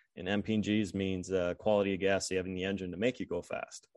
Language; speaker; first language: English; native; English